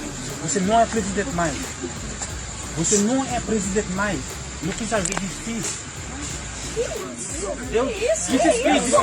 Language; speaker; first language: Portuguese; non-native, learner; Haitian Creole